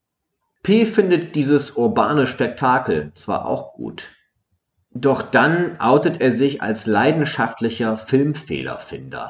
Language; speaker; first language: German; native; German